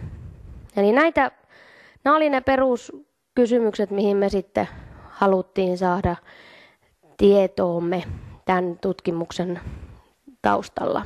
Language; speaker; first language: Finnish; native; Finnish